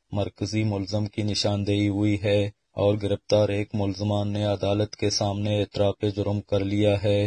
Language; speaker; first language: Urdu; non-native, local second language; Baluchi